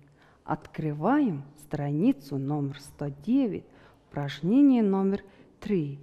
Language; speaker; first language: Russian; non-native, fluent; Mongolian